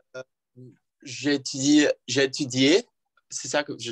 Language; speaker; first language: French; non-native, learner; Portuguese